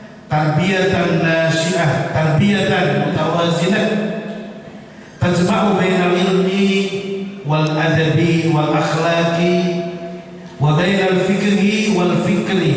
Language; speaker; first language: Arabic; non-native, fluent; Indonesian